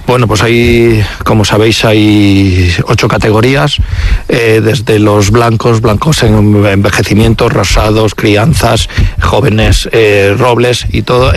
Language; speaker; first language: Spanish; native; Spanish